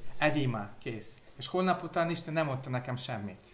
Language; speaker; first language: Hungarian; non-native, learner; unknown